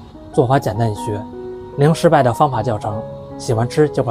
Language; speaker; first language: Chinese; native; Chinese